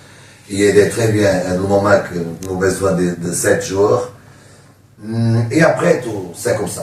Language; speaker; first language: French; non-native, learner; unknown